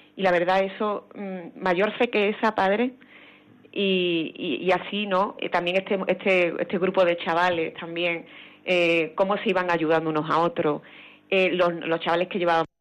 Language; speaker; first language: Spanish; native; Spanish